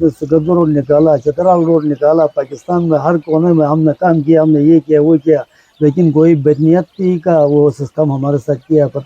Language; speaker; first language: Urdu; non-native, local second language; Shina